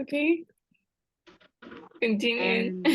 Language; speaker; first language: English; non-native, learner; Spanish